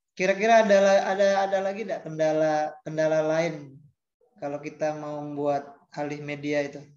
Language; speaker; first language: Indonesian; native; Indonesian